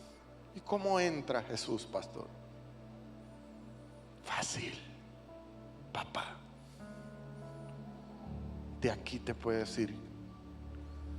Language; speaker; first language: Spanish; native; Spanish